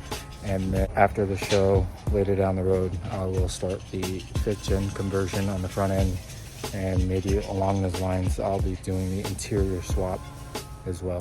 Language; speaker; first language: English; native; English